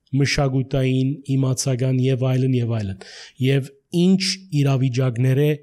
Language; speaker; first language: Armenian; early bilingual, heritage; Armenian